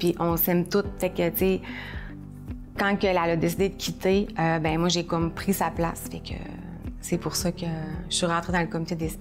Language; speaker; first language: French; native; French